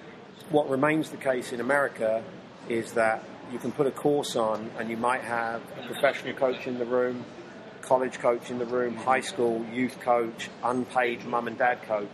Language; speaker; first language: English; native; English